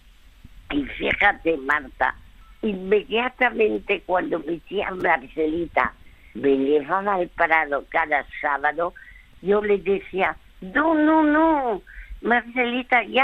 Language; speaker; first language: Spanish; early bilingual, other home language; French